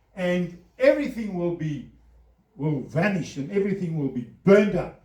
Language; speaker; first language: English; non-native, local second language; Afrikaans